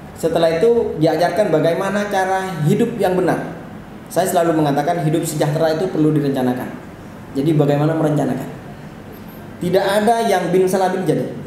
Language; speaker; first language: Indonesian; non-native, local second language; Madurese